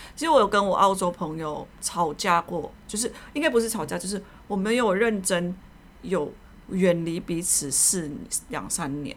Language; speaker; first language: Chinese; native; Chinese